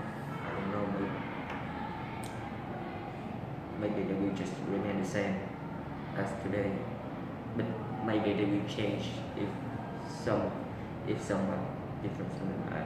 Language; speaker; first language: English; non-native, learner; Vietnamese